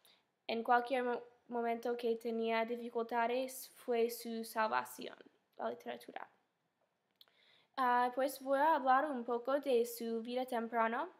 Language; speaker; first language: Spanish; non-native, fluent; English